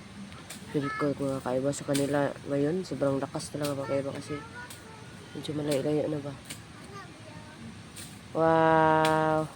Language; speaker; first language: Filipino; non-native, local second language; Cebuano